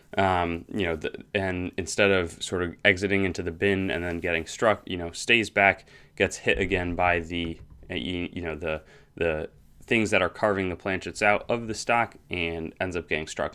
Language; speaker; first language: English; native; English